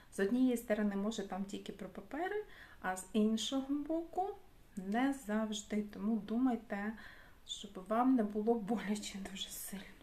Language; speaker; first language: Ukrainian; native; Ukrainian